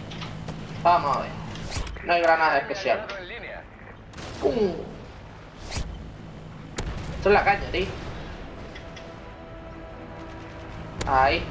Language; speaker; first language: Spanish; native; Spanish